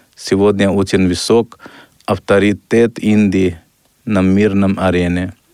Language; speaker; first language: Russian; non-native, fluent; Hindi